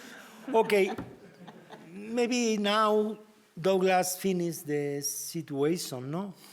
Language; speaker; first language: English; non-native, learner; Spanish